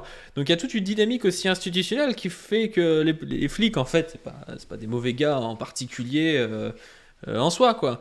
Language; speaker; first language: French; native; French